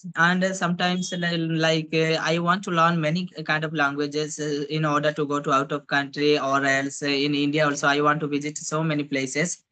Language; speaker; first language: English; non-native, local second language; Odia